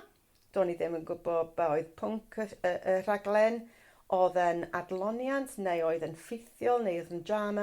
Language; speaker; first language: Welsh; non-native, fluent; English